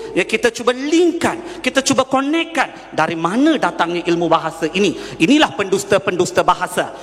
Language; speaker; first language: Malay; non-native, local second language; Tamil